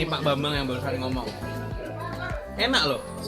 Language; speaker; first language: Indonesian; native; Indonesian